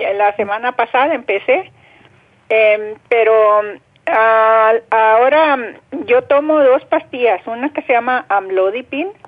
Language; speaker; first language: Spanish; native; Spanish